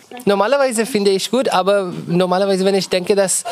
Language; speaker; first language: German; non-native, learner; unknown